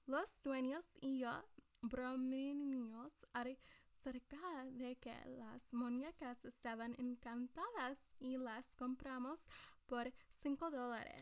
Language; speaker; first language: Spanish; non-native, learner; English